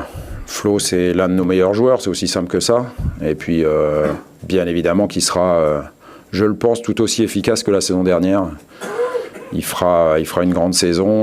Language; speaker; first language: French; native; French